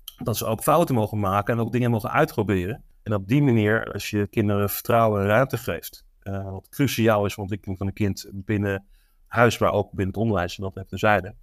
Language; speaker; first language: Dutch; native; Dutch